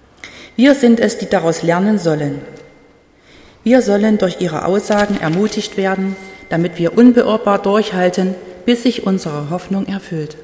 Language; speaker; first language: German; native; German